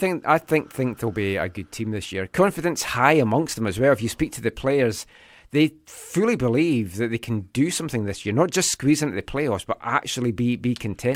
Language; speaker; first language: English; native; English